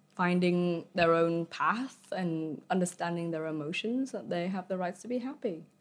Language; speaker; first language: English; early bilingual, other home language; Vietnamese